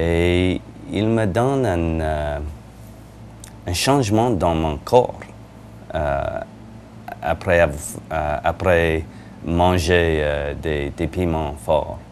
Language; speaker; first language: French; non-native, learner; English